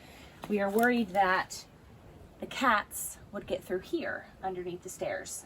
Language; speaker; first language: English; native; English